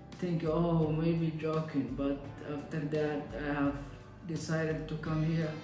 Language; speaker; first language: English; non-native, learner; Somali